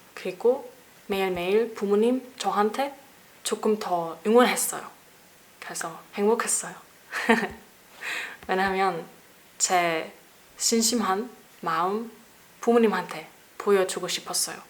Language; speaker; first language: Korean; non-native, learner; German